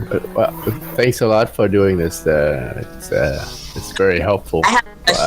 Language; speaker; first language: English; native; English